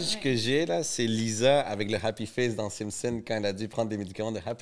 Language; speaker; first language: French; native; French